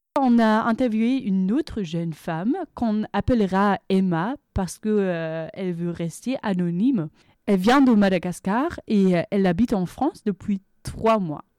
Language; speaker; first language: French; non-native, fluent; German